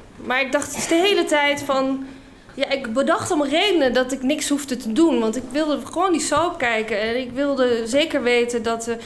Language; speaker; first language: Dutch; non-native, fluent; English